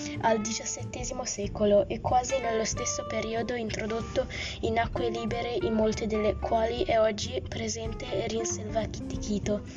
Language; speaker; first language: Italian; native; Italian